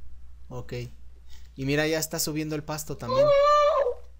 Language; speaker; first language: Spanish; native; Spanish